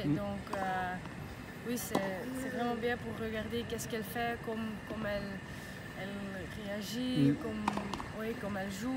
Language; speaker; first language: French; non-native, learner; Dutch